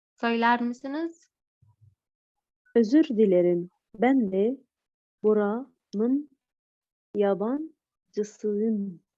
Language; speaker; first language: Turkish; non-native, learner; Arabic